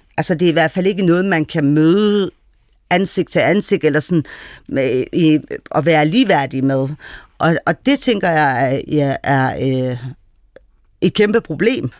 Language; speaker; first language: Danish; early bilingual, other home language; Persian